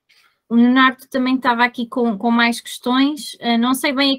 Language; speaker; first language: Portuguese; native; Portuguese